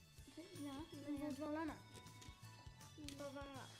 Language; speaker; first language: Welsh; non-native, local second language; English